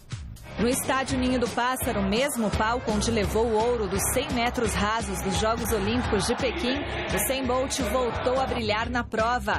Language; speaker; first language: Portuguese; native; Portuguese